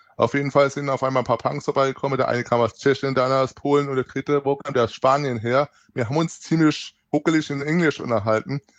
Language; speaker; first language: German; native; German